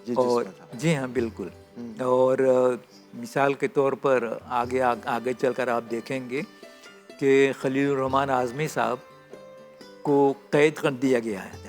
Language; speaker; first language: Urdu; non-native, fluent; Morisyen